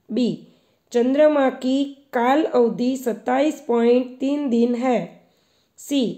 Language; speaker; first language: Hindi; non-native, local second language; Gujarati